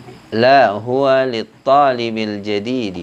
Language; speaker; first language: Arabic; non-native, fluent; Indonesian